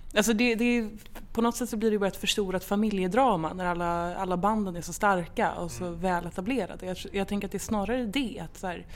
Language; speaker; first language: Swedish; native; Swedish